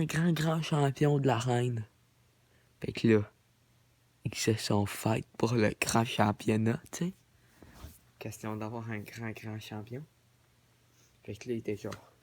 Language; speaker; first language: French; native; French